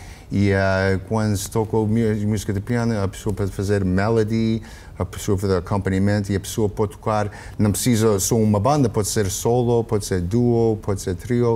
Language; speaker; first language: Portuguese; early bilingual, heritage; English